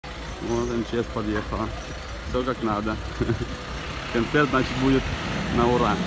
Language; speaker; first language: Russian; native; Russian